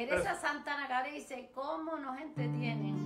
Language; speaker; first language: Spanish; native; Spanish